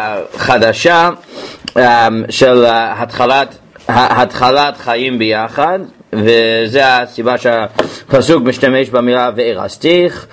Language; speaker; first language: Hebrew; non-native, fluent; English